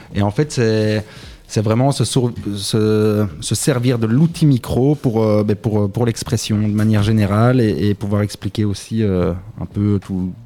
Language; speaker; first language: French; native; French